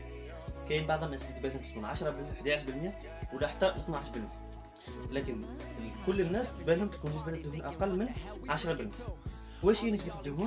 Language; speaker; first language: Arabic; native; Arabic